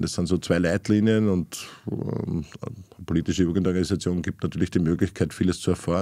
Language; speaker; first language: German; native; German